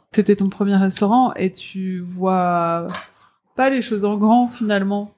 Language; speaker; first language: French; native; French